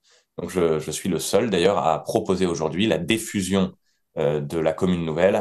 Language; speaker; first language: French; native; French